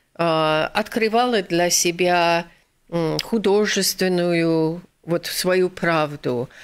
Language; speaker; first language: Russian; non-native, fluent; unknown